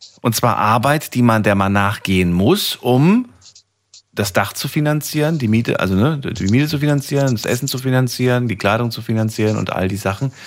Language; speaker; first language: German; native; German